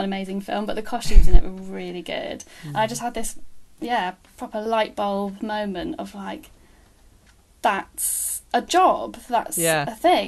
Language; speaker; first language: English; native; English